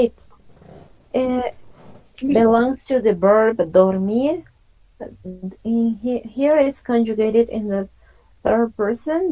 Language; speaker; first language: English; non-native, fluent; Spanish